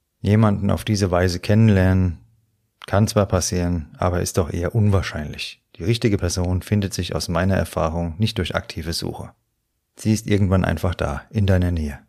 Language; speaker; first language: German; native; German